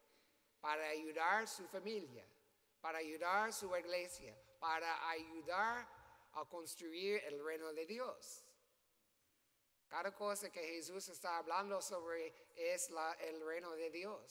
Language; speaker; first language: Spanish; non-native, learner; English